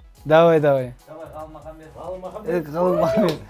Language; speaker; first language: Russian; non-native, learner; Kazakh